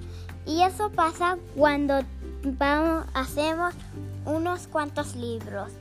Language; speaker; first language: Spanish; early bilingual, heritage; Spanish